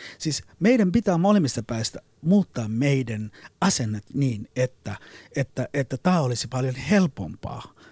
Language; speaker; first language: Finnish; non-native, fluent; Somali